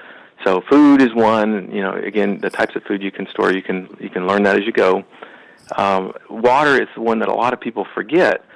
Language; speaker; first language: English; native; English